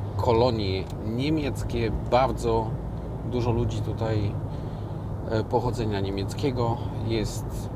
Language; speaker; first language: Polish; native; Polish